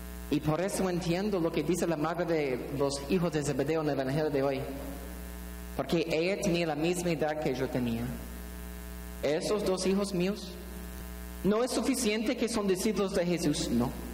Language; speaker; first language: Spanish; non-native, fluent; English